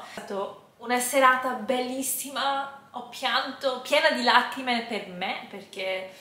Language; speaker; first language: Italian; non-native, fluent; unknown